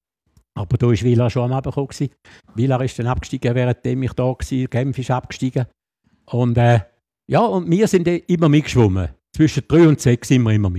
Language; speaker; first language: German; native; German